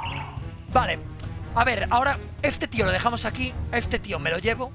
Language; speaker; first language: Spanish; native; Spanish